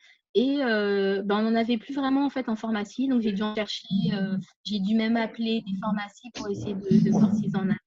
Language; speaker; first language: French; native; French